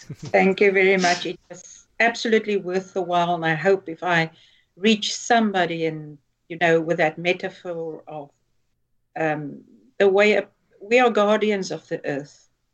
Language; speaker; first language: English; non-native, local second language; Afrikaans